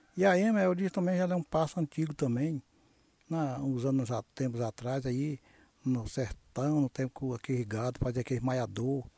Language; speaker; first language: Portuguese; native; Portuguese